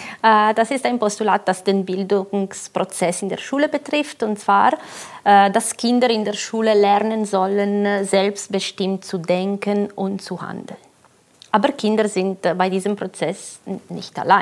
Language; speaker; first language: German; non-native, fluent; French